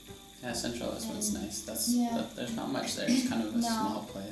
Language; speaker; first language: English; native; English